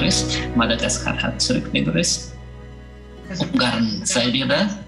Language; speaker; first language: German; non-native, fluent; Malagasy